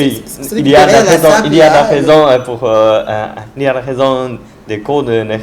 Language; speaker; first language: French; non-native, learner; Japanese